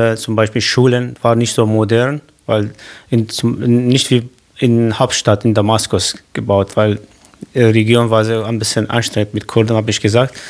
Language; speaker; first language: German; non-native, learner; Kurdish